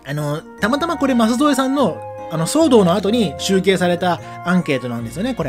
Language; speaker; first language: Japanese; native; Japanese